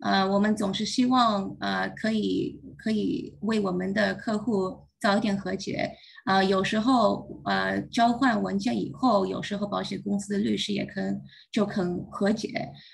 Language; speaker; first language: Chinese; early bilingual, heritage; Chinese